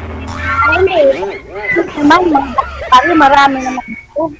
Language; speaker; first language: Filipino; non-native, local second language; Cebuano